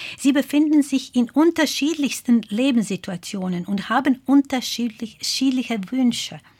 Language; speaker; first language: German; non-native, fluent; Croatian